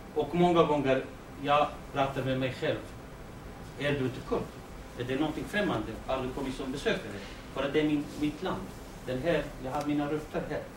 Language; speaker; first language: Swedish; non-native, fluent; Kurdish